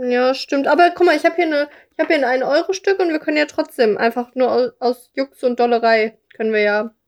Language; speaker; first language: German; native; German